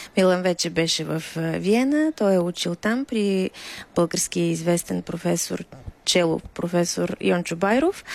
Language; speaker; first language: Bulgarian; native; Bulgarian